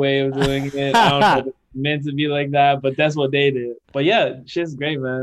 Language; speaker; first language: English; non-native, fluent; Dutch